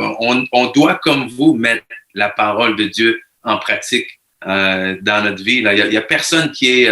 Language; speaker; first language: French; native; French